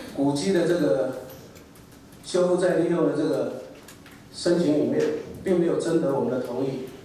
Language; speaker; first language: Chinese; native; Chinese